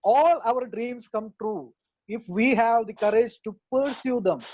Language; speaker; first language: English; non-native, local second language; Malayalam